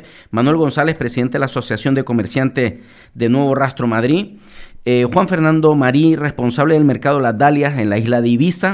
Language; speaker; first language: Spanish; native; Spanish